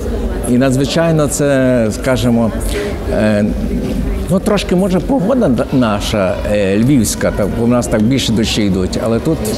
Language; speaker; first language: Ukrainian; native; Ukrainian